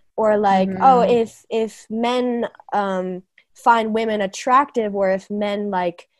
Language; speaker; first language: English; early bilingual, other home language; Chinese